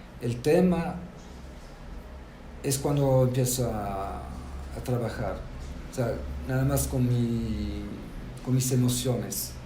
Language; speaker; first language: Spanish; non-native, fluent; French